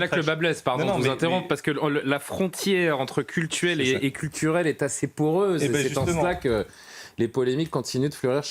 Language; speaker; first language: French; native; French